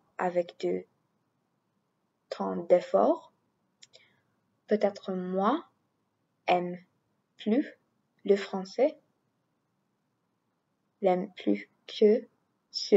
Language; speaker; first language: French; non-native, learner; English